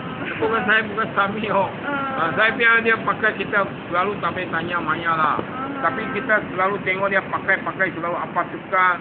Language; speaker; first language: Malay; non-native, local second language; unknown